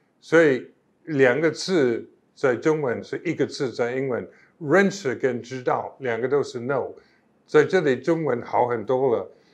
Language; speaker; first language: Chinese; non-native, fluent; English